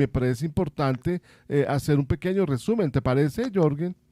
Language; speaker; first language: Spanish; native; Spanish